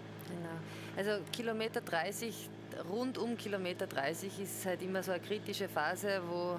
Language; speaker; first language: German; native; German